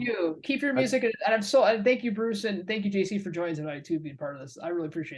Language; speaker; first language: English; native; English